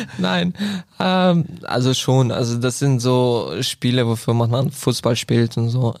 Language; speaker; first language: German; non-native, fluent; Croatian